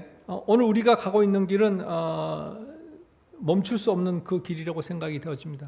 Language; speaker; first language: Korean; native; Korean